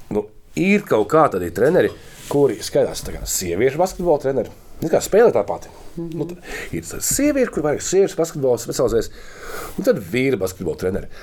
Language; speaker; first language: Latvian; native; Latvian